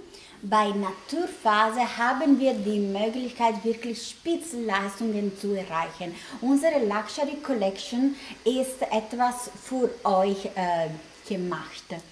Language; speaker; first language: German; non-native, learner; Italian